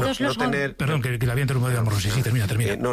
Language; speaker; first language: Spanish; native; Spanish